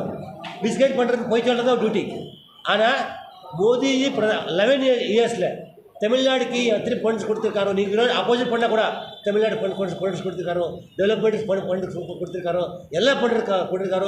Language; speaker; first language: Tamil; non-native, learner; Kannada